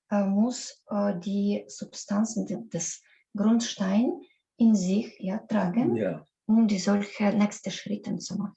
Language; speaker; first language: German; non-native, learner; Russian